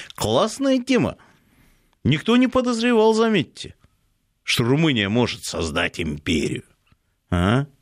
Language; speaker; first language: Russian; native; Russian